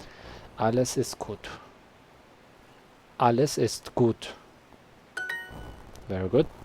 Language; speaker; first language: German; non-native, learner; Spanish